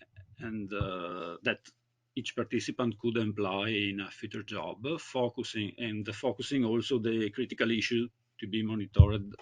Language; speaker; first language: English; non-native, learner; Italian